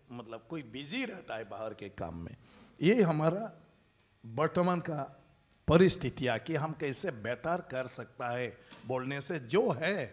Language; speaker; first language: Hindi; non-native, local second language; Bodo